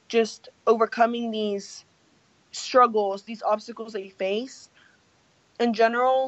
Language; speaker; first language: English; early bilingual, other home language; Spanish